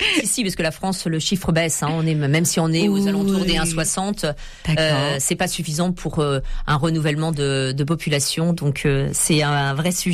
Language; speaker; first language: French; native; French